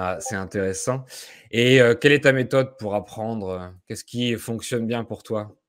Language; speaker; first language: French; native; French